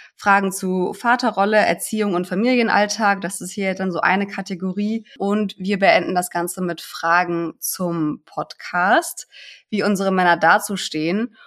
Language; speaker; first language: German; native; German